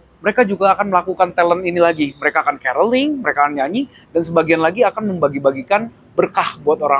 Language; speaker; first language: Indonesian; native; Indonesian